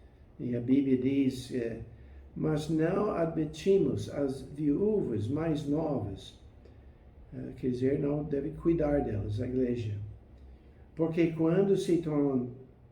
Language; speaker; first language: Portuguese; non-native, fluent; English